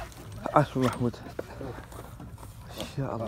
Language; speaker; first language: Arabic; native; Arabic